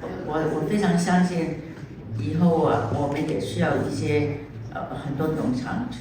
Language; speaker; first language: Chinese; non-native, local second language; Cantonese